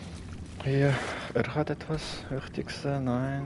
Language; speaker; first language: German; non-native, learner; Russian